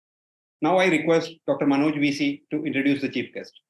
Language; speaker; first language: English; non-native, local second language; Malayalam